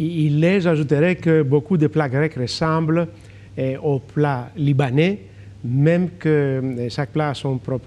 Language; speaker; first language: French; non-native, fluent; Greek